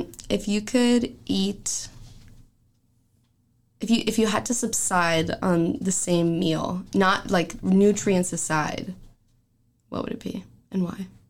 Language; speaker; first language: English; early bilingual, other home language; French